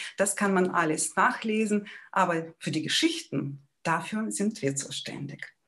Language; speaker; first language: German; non-native, fluent; Ukrainian